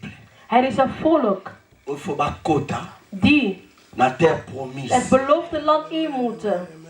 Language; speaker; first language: Dutch; non-native, fluent; Lingala